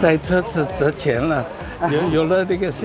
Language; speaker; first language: Chinese; non-native, local second language; Cantonese